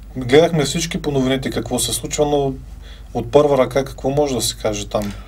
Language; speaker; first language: Bulgarian; native; Bulgarian